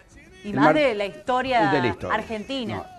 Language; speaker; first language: Spanish; native; Spanish